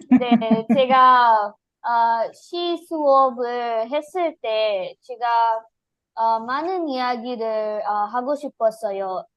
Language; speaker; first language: Korean; non-native, learner; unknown